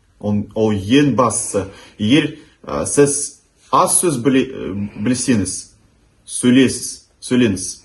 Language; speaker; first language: Kazakh; non-native, local second language; Russian